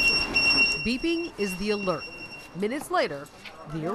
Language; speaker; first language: English; native; English